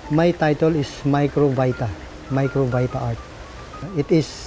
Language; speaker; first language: English; non-native, local second language; Waray